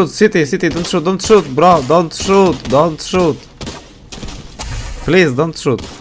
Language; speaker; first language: English; non-native, learner; Polish